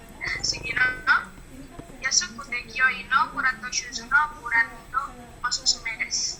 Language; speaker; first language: Japanese; non-native, learner; Indonesian